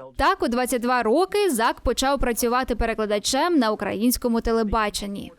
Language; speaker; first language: Ukrainian; native; Ukrainian